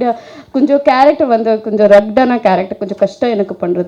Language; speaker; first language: Tamil; non-native, learner; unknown